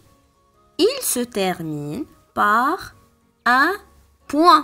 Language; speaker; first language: French; non-native, local second language; Arabic